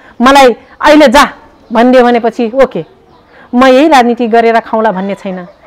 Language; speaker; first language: Nepali; non-native, local second language; Rana Tharu